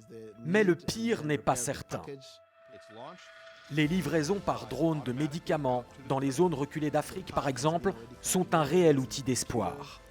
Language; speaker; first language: French; native; French